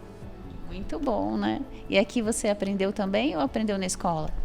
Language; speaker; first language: Portuguese; native; Portuguese